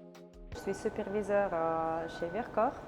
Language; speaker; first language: French; non-native, learner; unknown